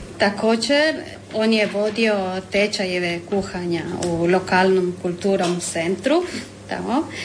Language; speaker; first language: Croatian; non-native, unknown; Spanish